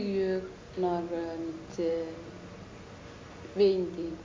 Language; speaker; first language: Dutch; non-native, learner; Arabic